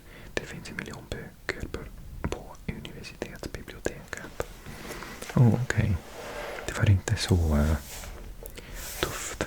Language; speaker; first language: Swedish; non-native, learner; English